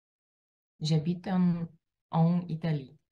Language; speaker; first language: French; non-native, learner; Russian